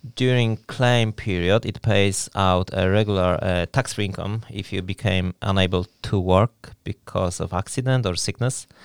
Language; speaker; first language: English; non-native, fluent; Polish